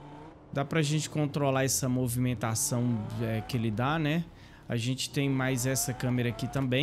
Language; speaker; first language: Portuguese; native; Portuguese